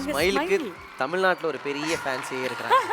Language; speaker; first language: Tamil; native; Tamil